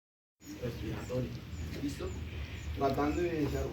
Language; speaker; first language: Spanish; native; Spanish